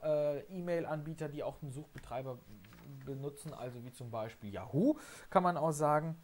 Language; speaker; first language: German; native; German